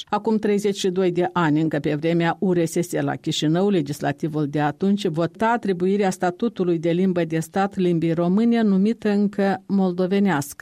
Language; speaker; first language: Romanian; native; Romanian